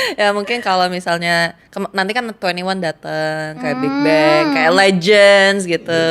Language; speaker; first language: Indonesian; early bilingual, other home language; Korean